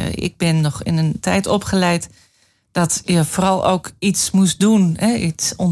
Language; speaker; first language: Dutch; native; Dutch